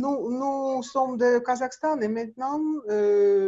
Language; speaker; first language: French; non-native, learner; Russian